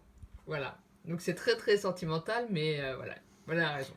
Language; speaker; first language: French; native; French